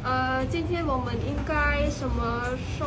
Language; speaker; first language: Chinese; non-native, learner; Khmer